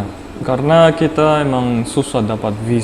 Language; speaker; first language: Indonesian; non-native, fluent; Turkmen